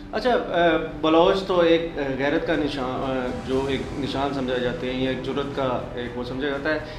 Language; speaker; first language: Urdu; non-native, local second language; Punjabi